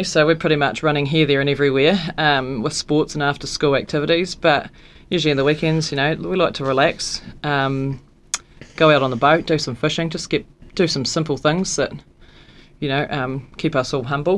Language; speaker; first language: English; native; English